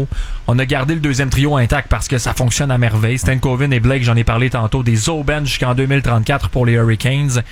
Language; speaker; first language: French; native; French